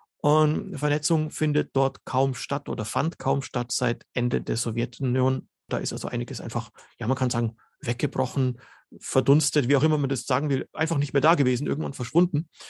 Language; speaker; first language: German; early bilingual, other home language; Slovenian